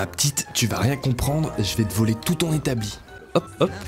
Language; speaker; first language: French; native; French